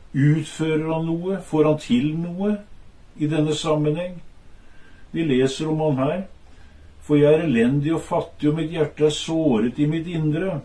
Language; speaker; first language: Norwegian; native; Norwegian